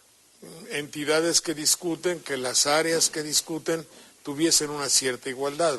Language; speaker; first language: Spanish; native; Spanish